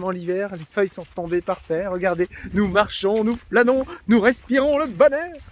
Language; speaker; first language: French; native; French